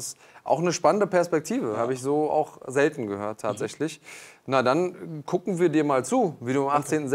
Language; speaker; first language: German; native; German